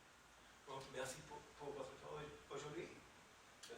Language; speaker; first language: French; non-native, learner; English